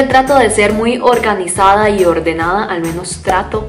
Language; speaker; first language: Spanish; early bilingual, other home language; Cantonese